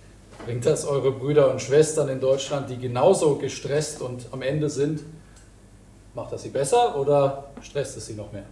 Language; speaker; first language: German; native; German